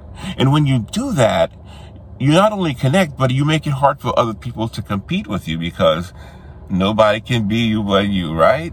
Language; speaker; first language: English; native; English